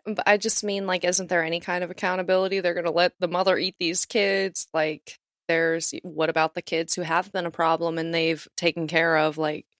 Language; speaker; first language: English; native; English